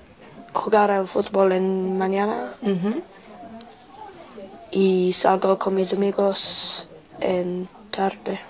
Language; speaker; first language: Spanish; non-native, learner; English